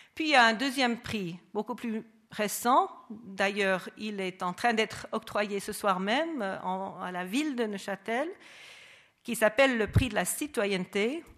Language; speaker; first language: French; non-native, fluent; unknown